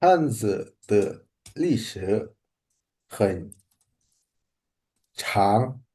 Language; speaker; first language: Chinese; non-native, learner; Indonesian